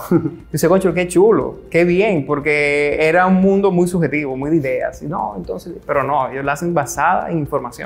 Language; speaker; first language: Spanish; native; Spanish